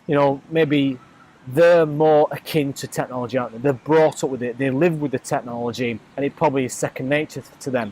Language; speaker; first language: English; native; English